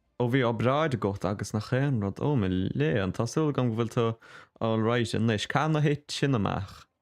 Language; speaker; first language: Irish; native; Irish